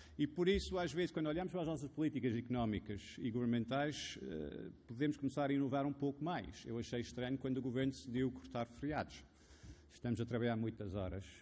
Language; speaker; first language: Portuguese; non-native, fluent; Arabic